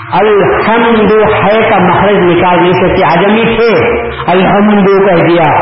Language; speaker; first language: Urdu; native; Urdu